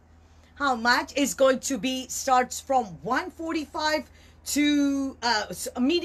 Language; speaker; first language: English; non-native, local second language; Urdu